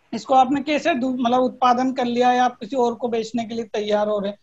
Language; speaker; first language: Hindi; native; Hindi